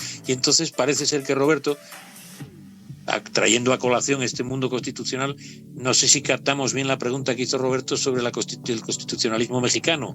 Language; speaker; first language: Spanish; native; Spanish